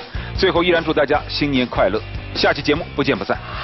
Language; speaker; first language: Chinese; native; Chinese